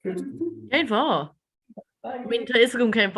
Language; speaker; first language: Irish; non-native, local second language; English